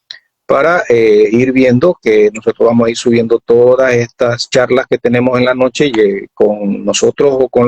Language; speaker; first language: Spanish; native; Spanish